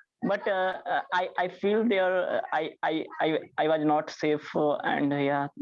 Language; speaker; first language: English; non-native, learner; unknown